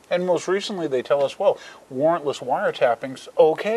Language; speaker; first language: English; native; English